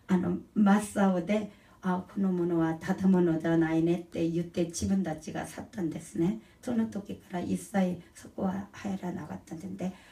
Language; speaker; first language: Japanese; non-native, learner; Korean